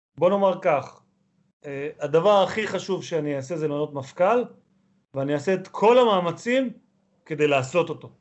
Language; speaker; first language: Hebrew; native; Hebrew